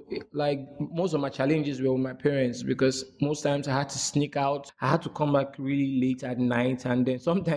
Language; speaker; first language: English; non-native, local second language; Igbo